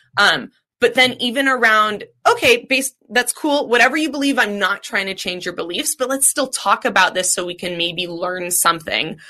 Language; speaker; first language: English; native; English